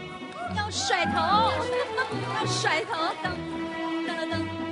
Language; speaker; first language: Chinese; native; Chinese